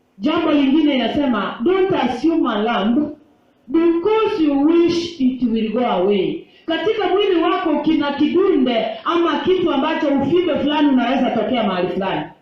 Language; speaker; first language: Swahili; non-native, local second language; Gusii